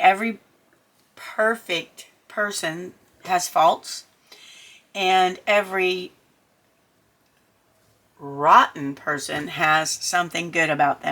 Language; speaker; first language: English; native; English